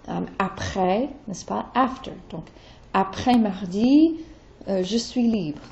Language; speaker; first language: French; non-native, fluent; English